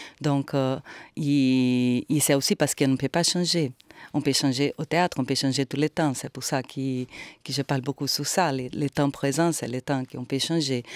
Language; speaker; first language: French; non-native, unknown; Portuguese